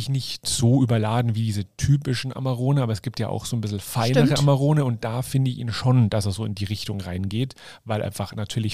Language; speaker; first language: German; native; German